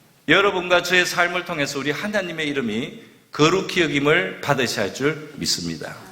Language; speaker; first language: Korean; native; Korean